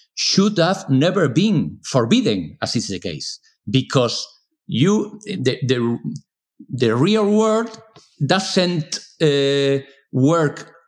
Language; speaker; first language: English; non-native, fluent; Spanish